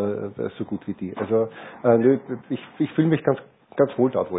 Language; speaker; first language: German; native; German